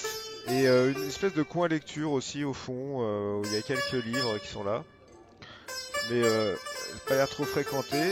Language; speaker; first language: French; native; French